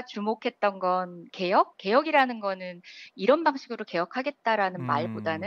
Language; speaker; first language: Korean; native; Korean